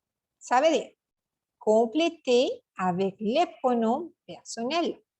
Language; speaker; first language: French; non-native, fluent; Spanish